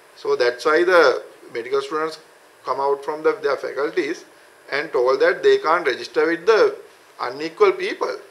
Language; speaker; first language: English; non-native, local second language; Sinhala